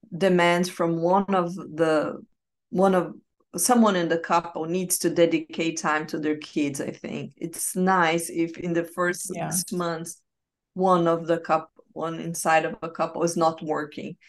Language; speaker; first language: English; non-native, fluent; Portuguese